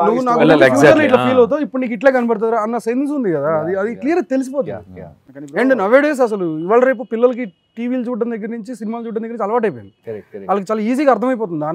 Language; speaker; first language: Telugu; native; Telugu